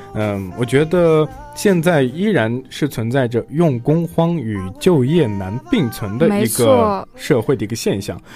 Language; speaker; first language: Chinese; native; Chinese